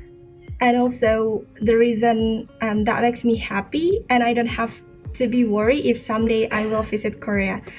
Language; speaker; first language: English; non-native, fluent; Indonesian